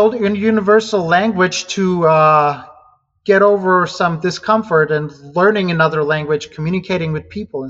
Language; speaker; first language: English; non-native, fluent; Ukrainian